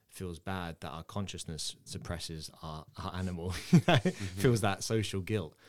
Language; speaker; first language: English; native; English